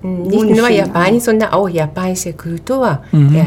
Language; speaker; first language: German; non-native, fluent; Japanese